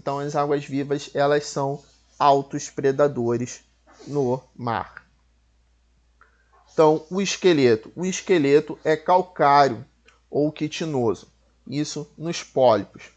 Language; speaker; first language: Portuguese; native; Portuguese